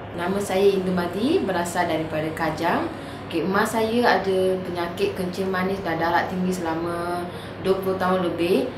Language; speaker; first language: Malay; non-native, local second language; Tamil